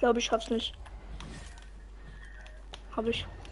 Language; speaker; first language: German; non-native, learner; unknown